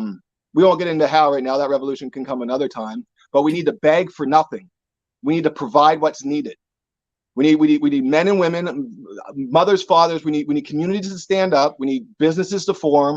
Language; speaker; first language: English; native; English